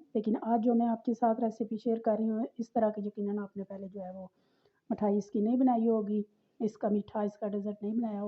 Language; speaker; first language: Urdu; non-native, local second language; Pahari-Potwari